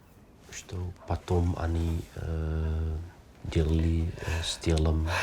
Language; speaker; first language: Russian; non-native, fluent; Dutch